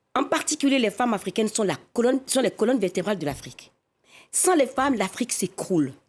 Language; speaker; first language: French; non-native, local second language; Fon